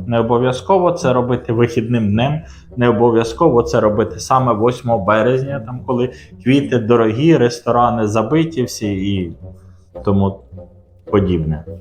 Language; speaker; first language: Ukrainian; non-native, local second language; Russian